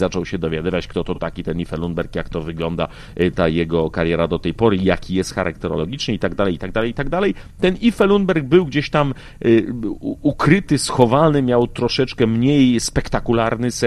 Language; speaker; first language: Polish; native; Polish